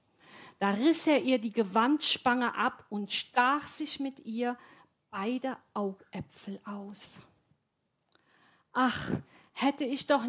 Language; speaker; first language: German; native; German